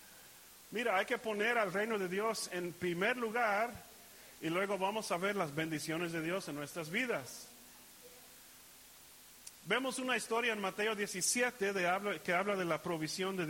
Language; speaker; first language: Spanish; early bilingual, heritage; Spanish